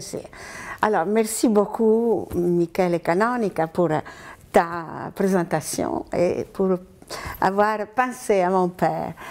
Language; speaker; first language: French; non-native, fluent; Italian